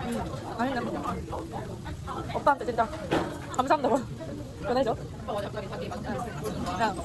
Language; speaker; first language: Korean; non-native, learner; Japanese